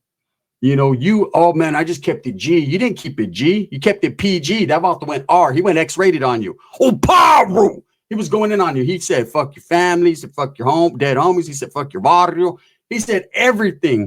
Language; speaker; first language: English; native; English